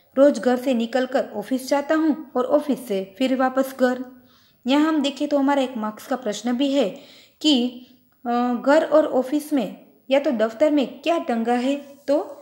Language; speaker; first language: Hindi; non-native, local second language; Gujarati